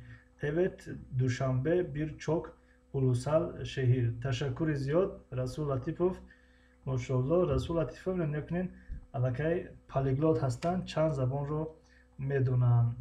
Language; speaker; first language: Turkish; non-native, fluent; Tajik